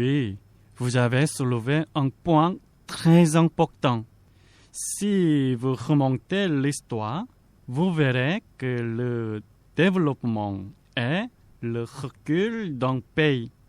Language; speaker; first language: French; non-native, fluent; Korean